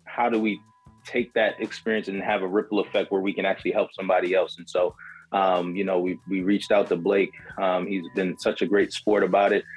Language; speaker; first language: English; native; English